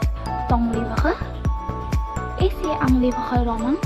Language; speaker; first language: French; non-native, learner; Indonesian